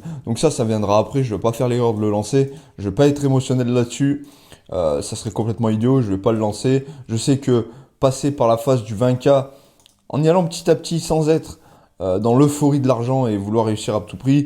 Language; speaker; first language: French; native; French